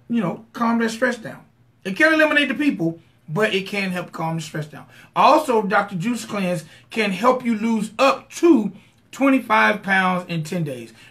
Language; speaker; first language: English; native; English